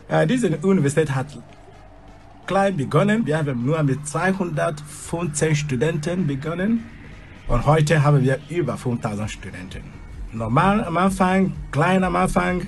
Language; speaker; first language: German; non-native, fluent; Igbo